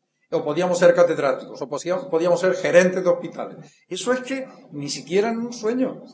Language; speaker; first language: Spanish; native; Spanish